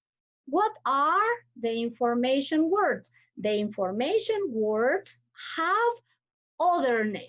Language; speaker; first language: English; non-native, fluent; Spanish